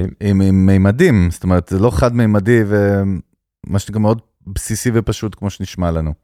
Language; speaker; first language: Hebrew; native; Hebrew